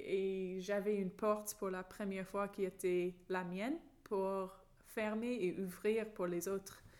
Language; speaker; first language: French; non-native, fluent; English